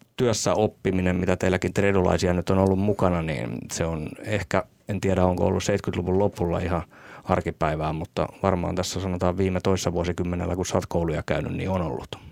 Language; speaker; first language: Finnish; native; Finnish